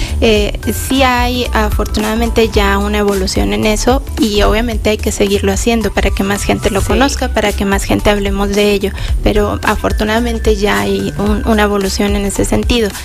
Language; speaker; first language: Spanish; native; Spanish